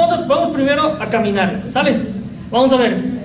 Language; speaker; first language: Spanish; native; Spanish